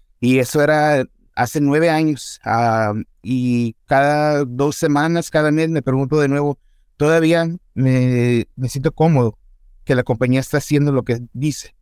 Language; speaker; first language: Spanish; early bilingual, heritage; Spanish